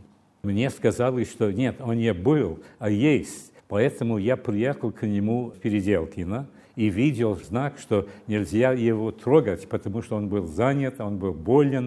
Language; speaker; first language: Russian; non-native, fluent; English